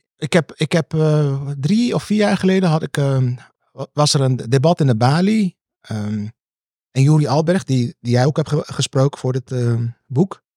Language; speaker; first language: Dutch; early bilingual, other home language; Turkish